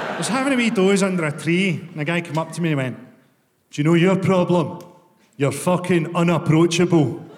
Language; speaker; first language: English; native; English